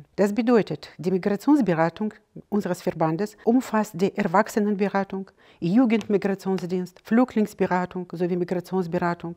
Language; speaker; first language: German; non-native, fluent; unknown